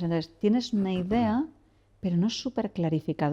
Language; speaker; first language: Spanish; native; Spanish